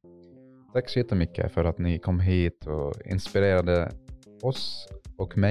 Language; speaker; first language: Swedish; non-native, fluent; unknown